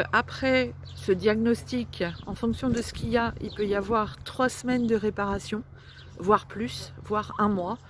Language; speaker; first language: French; native; French